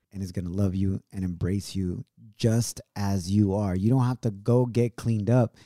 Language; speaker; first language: English; early bilingual, other home language; Spanish